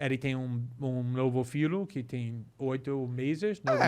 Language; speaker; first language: Portuguese; non-native, fluent; English